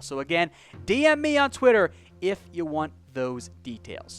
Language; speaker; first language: English; native; English